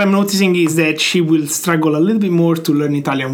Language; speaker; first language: English; non-native, fluent; Italian